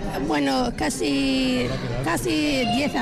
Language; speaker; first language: Spanish; non-native, learner; Arabic